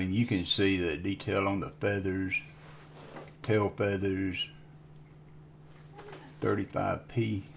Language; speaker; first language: English; native; English